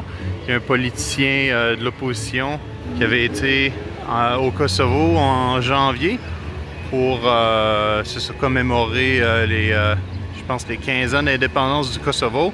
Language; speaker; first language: French; native; French